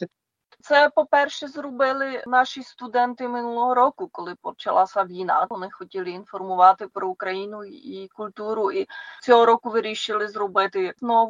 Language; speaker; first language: Ukrainian; non-native, fluent; Czech